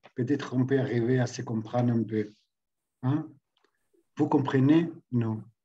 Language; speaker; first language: French; non-native, learner; Spanish